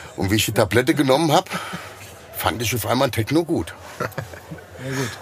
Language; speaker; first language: German; native; German